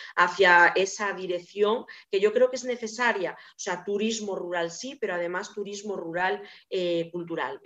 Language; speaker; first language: Spanish; native; Spanish